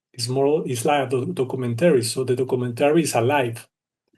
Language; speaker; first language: English; non-native, learner; Spanish